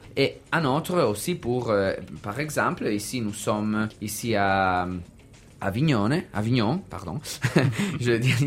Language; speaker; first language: French; non-native, learner; Italian